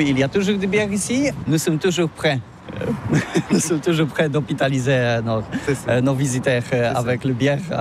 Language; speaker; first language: French; non-native, learner; Polish